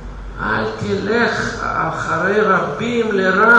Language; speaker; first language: Hebrew; non-native, fluent; Russian